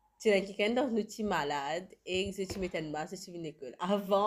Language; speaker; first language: French; non-native, local second language; Morisyen